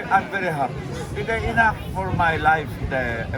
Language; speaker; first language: English; non-native, learner; Polish